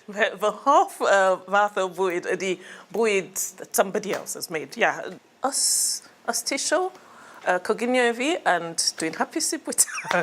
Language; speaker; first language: Welsh; non-native, learner; English